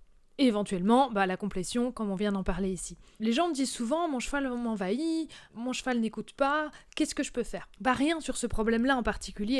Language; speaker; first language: French; native; French